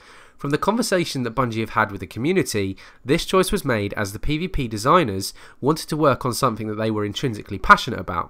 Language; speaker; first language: English; native; English